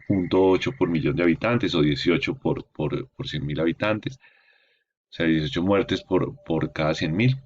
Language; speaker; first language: Spanish; native; Spanish